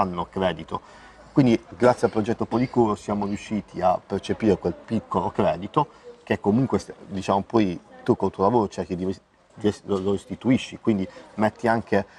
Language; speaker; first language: Italian; native; Italian